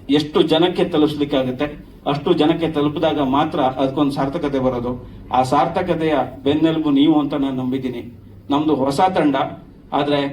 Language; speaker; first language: Kannada; native; Kannada